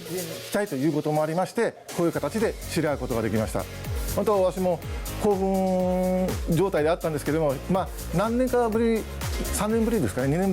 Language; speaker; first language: Japanese; native; Japanese